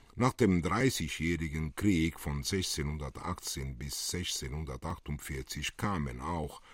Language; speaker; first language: German; early bilingual, other home language; Italian